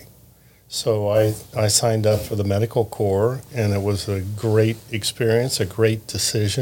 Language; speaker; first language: English; native; English